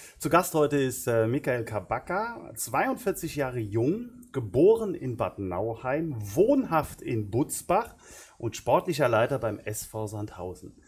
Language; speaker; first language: German; native; German